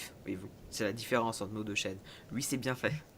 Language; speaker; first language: French; native; French